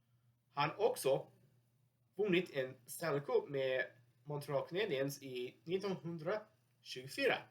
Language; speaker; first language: Swedish; non-native, learner; English